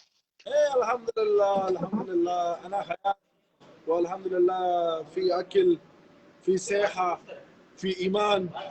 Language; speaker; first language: Arabic; non-native, learner; Pashto